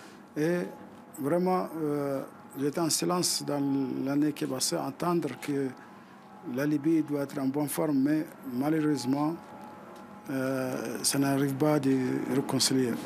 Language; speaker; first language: French; non-native, fluent; Arabic